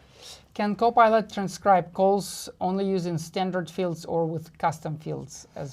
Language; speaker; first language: English; non-native, fluent; Russian